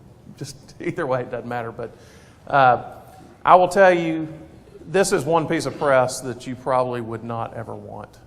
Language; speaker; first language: English; native; English